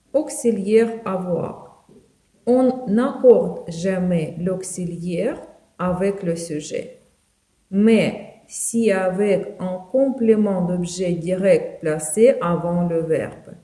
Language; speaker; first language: French; non-native, fluent; Ukrainian